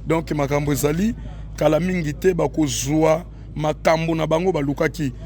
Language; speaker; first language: Lingala; native; Lingala